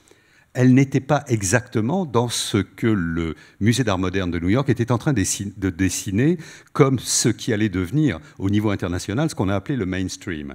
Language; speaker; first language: French; native; French